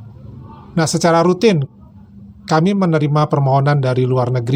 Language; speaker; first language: Indonesian; native; Indonesian